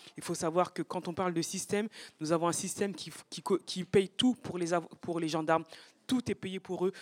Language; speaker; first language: French; native; French